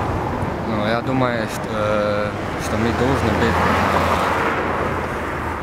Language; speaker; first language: Russian; non-native, learner; Croatian